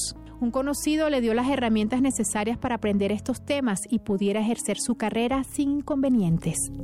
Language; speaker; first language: Spanish; native; Spanish